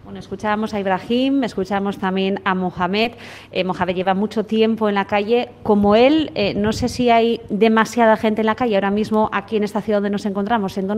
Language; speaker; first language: Spanish; native; Spanish